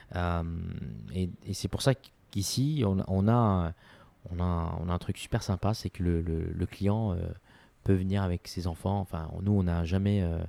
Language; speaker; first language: French; non-native, local second language; Arabic